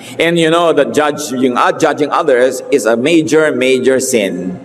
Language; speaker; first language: English; non-native, local second language; Filipino